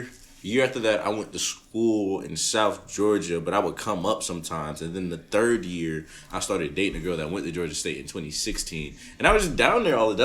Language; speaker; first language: English; native; English